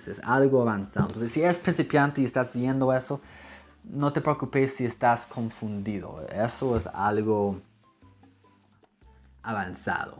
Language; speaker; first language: Spanish; non-native, fluent; English